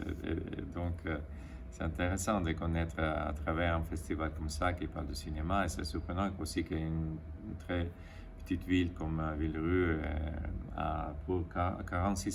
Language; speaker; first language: French; non-native, fluent; Italian